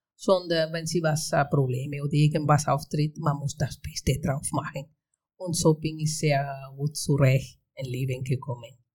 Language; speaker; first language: German; non-native, fluent; Spanish